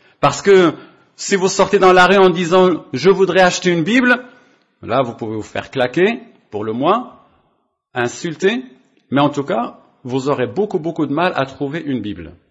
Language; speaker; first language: French; non-native, local second language; Arabic